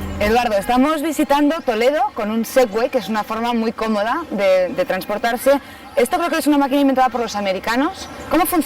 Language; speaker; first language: Spanish; native; Spanish